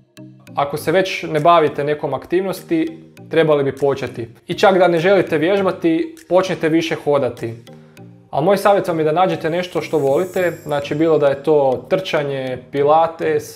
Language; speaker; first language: Croatian; native; Croatian